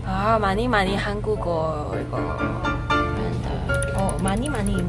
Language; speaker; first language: Korean; non-native, learner; Cantonese